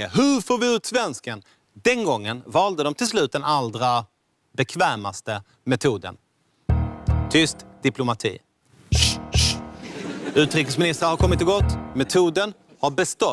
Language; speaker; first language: Swedish; native; Swedish